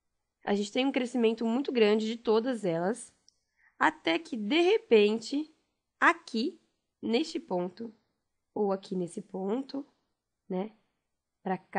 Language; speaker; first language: Portuguese; native; Portuguese